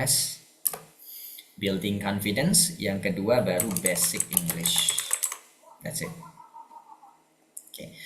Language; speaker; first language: Indonesian; native; Indonesian